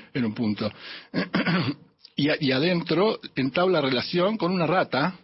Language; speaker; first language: Spanish; native; Spanish